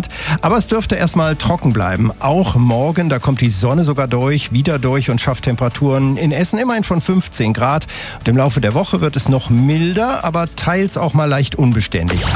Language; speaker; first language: German; native; German